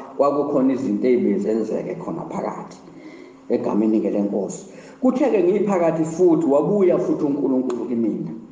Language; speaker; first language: Zulu; native; Zulu